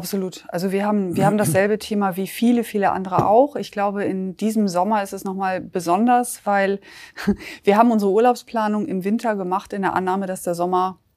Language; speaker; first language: German; native; German